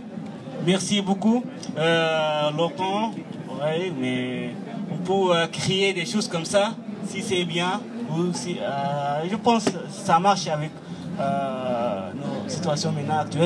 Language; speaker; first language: French; non-native, fluent; Arabic